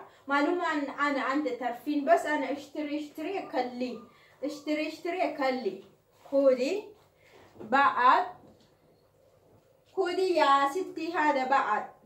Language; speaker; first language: Arabic; non-native, learner; Oromo